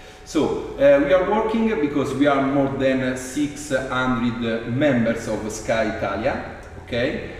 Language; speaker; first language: English; non-native, fluent; Italian